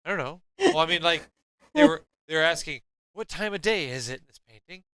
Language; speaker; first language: English; native; English